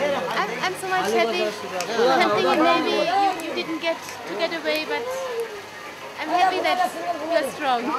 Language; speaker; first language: English; non-native, learner; Korean